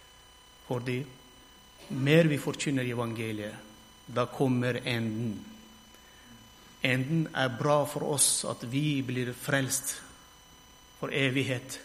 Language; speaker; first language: Norwegian; non-native, fluent; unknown